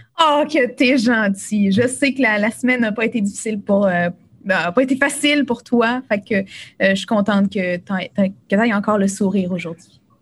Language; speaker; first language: French; native; French